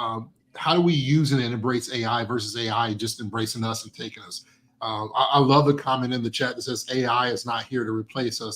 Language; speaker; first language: English; native; English